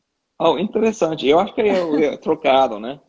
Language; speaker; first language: Portuguese; non-native, learner; English